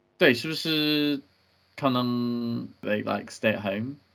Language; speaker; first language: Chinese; non-native, learner; English